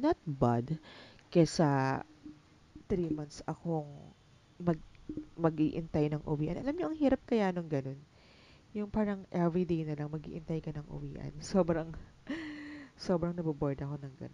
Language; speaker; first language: English; non-native, local second language; Filipino